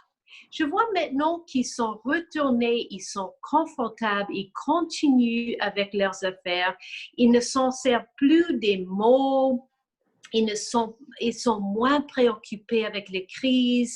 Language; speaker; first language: French; non-native, fluent; English